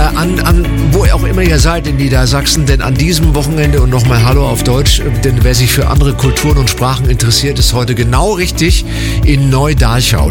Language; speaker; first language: German; native; German